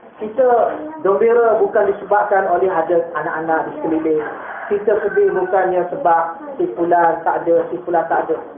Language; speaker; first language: Malay; native; Malay